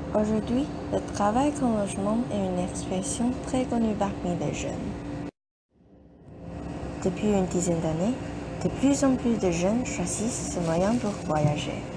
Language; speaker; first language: French; non-native, learner; Chinese